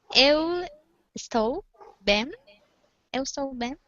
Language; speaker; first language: Portuguese; non-native, learner; Spanish